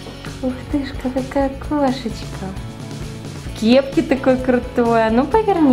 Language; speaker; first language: Russian; native; Russian